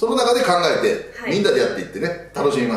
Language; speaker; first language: Japanese; native; Japanese